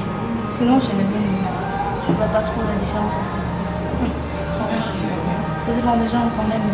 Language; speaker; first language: French; non-native, fluent; Korean